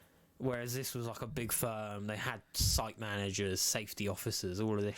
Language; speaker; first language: English; native; English